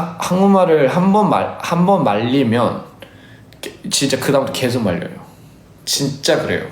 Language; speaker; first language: Korean; early bilingual, heritage; English